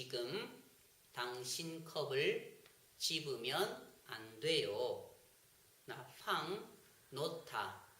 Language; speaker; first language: Korean; non-native, fluent; Chinese